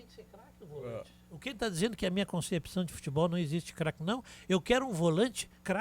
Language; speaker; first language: Portuguese; native; Portuguese